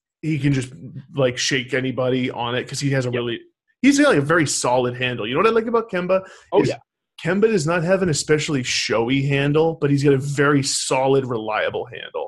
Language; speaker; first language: English; native; English